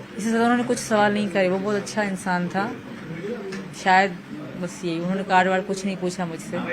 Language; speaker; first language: Urdu; non-native, local second language; Sindhi